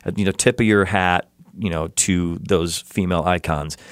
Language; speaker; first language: English; native; English